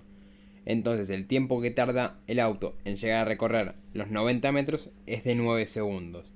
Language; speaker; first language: Spanish; native; Spanish